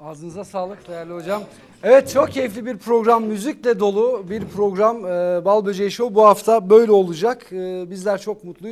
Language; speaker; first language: Turkish; native; Turkish